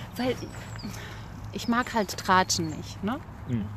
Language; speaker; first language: German; early bilingual, other home language; Bosnian